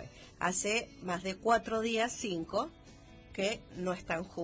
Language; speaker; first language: Spanish; native; Spanish